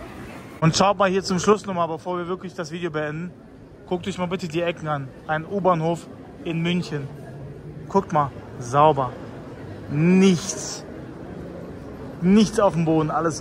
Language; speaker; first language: German; native; German